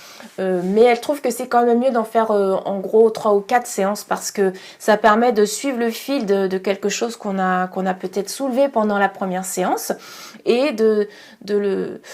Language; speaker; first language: French; native; French